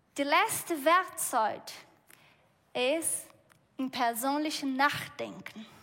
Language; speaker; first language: German; non-native, fluent; Portuguese